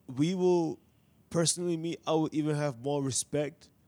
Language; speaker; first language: English; native; English